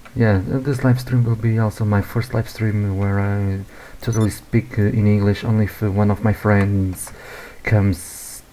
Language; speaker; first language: English; non-native, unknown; Portuguese